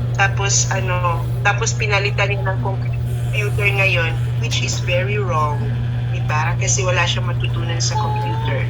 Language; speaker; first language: Filipino; non-native, local second language; Cebuano